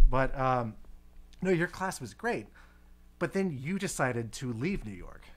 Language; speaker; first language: English; native; English